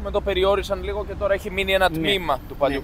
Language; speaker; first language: Greek; native; Greek